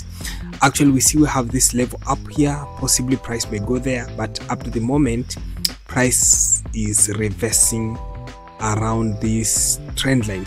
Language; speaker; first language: English; non-native, local second language; Swahili